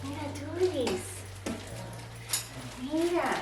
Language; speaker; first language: Spanish; non-native, learner; English